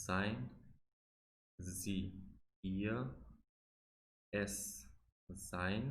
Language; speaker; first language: German; non-native, fluent; Macedonian